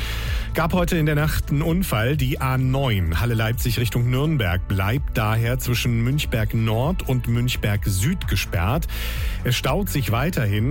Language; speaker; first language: German; native; German